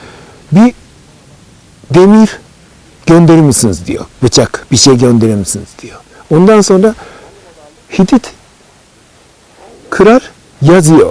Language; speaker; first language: Turkish; non-native, fluent; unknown